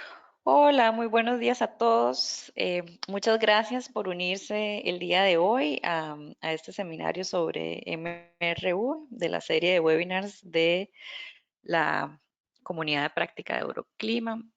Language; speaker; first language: Spanish; native; Spanish